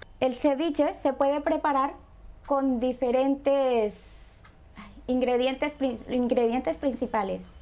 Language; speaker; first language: Spanish; native; Spanish